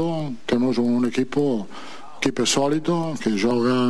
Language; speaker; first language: Portuguese; non-native, fluent; Italian